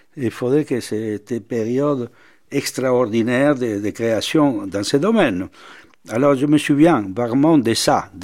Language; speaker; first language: French; non-native, fluent; Spanish